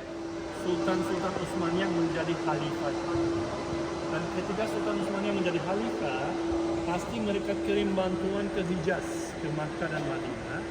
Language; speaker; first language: Indonesian; non-native, fluent; Turkish